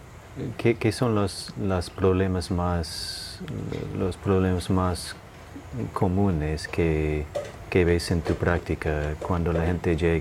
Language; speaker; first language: Spanish; non-native, fluent; English